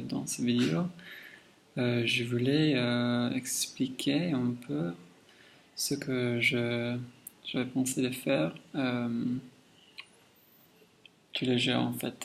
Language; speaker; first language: French; non-native, learner; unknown